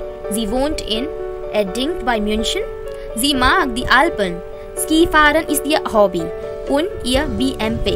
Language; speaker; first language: German; non-native, fluent; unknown